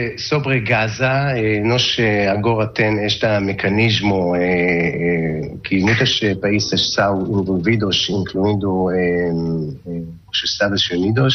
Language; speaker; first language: Portuguese; non-native, learner; Hebrew